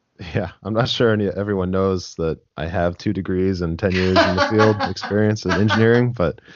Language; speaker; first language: English; native; English